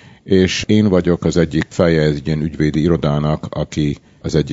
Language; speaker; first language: Hungarian; early bilingual, heritage; Hungarian